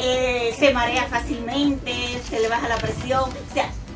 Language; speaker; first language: Spanish; native; Spanish